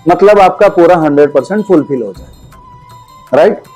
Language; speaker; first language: Hindi; non-native, local second language; Kannada